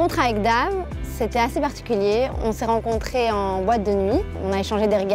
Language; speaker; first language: French; native; French